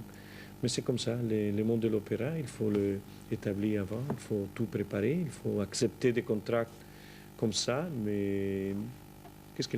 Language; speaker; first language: French; non-native, fluent; Spanish